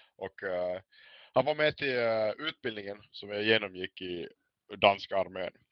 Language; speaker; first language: Swedish; native; Swedish